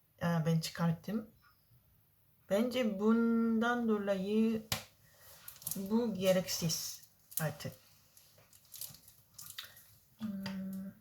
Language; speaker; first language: Turkish; non-native, learner; Korean